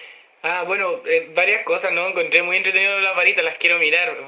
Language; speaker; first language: Spanish; native; Spanish